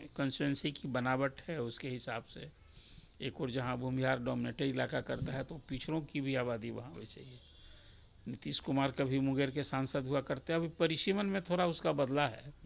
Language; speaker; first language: Hindi; native; Hindi